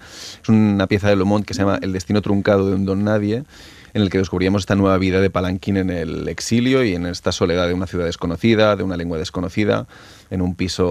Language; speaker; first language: Spanish; native; Spanish